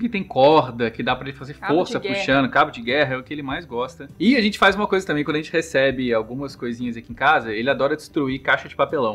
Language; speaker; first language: Portuguese; native; Portuguese